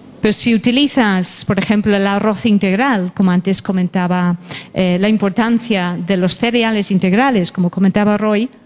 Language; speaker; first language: Spanish; non-native, fluent; English